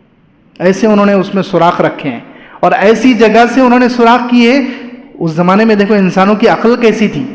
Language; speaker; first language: Urdu; native; Urdu